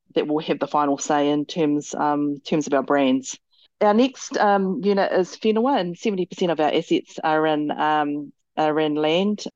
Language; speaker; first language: English; native; English